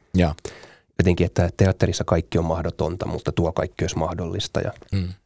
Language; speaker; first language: Finnish; native; Finnish